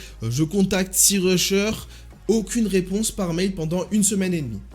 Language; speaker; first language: French; native; French